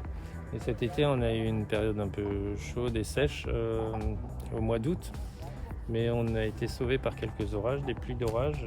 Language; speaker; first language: French; native; French